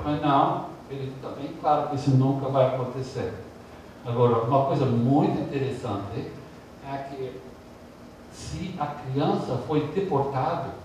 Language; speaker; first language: Portuguese; early bilingual, heritage; Portuguese